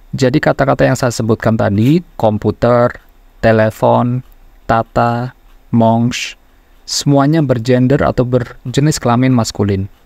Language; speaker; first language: Indonesian; native; Indonesian